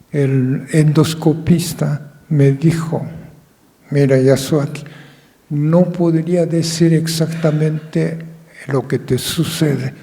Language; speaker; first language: Spanish; non-native, fluent; Japanese